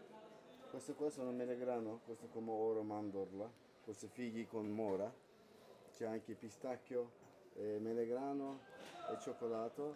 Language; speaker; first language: Italian; non-native, learner; Turkish